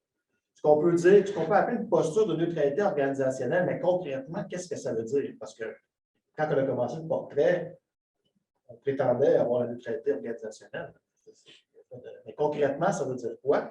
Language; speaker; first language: French; native; French